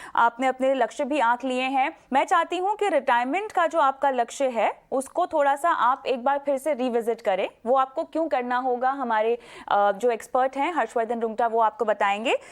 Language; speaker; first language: Hindi; native; Hindi